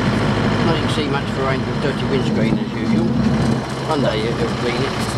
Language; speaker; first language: English; native; English